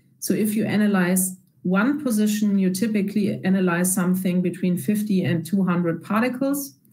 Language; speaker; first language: English; non-native, fluent; German